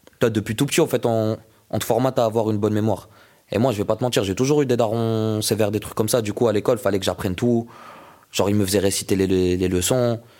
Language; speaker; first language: French; non-native, local second language; Arabic